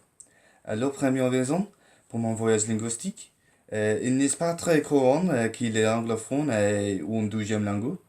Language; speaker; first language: French; non-native, learner; English